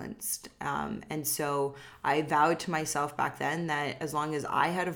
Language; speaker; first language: English; native; English